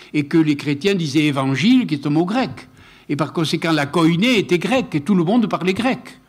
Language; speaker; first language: French; non-native, local second language; Occitan